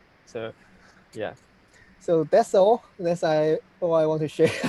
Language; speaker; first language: English; non-native, local second language; Cantonese